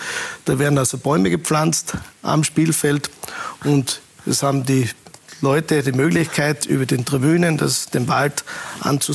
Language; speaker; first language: German; native; German